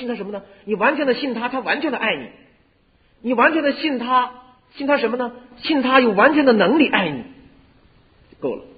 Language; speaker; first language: Chinese; native; Chinese